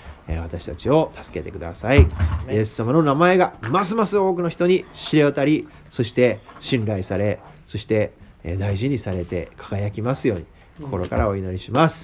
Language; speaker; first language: Japanese; native; Japanese